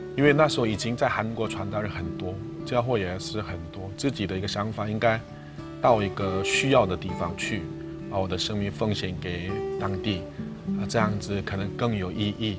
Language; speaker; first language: Chinese; non-native, fluent; Korean